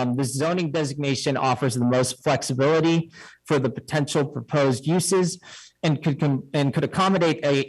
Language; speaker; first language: English; native; English